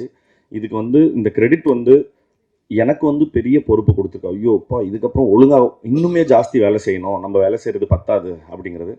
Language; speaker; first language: Tamil; native; Tamil